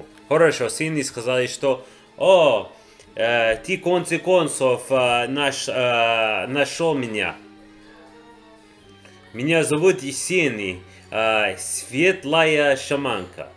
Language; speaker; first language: Russian; non-native, learner; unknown